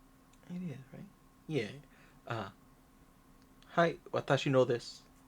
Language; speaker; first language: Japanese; non-native, learner; English